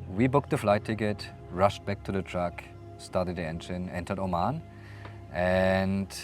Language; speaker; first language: English; non-native, fluent; German